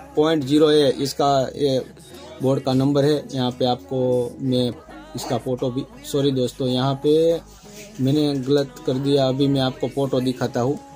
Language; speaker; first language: Hindi; non-native, local second language; Gujarati